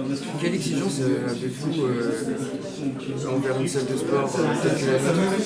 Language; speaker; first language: French; native; French